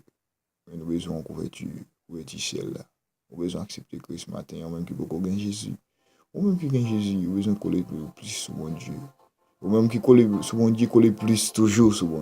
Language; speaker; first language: French; non-native, local second language; Haitian Creole